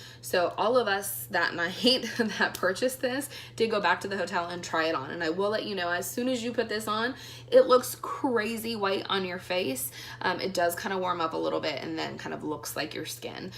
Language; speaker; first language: English; native; English